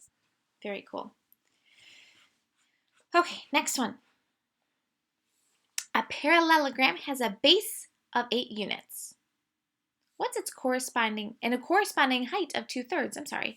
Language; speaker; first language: English; native; English